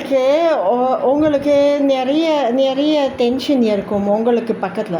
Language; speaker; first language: Tamil; non-native, learner; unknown